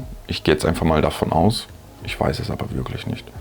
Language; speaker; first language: German; native; German